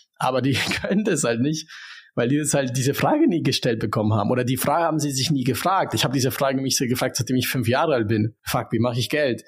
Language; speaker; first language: German; early bilingual, other home language; Spanish